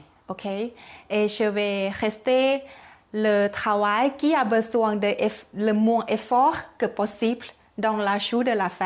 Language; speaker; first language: French; non-native, learner; Thai